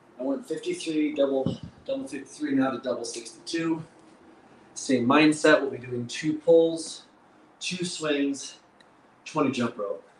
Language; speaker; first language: English; native; English